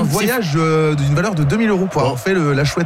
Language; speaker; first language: French; native; French